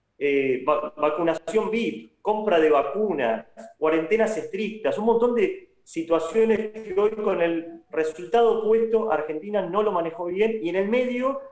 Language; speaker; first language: Spanish; native; Spanish